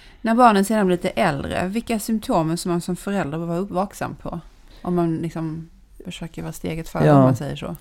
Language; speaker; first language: Swedish; native; Swedish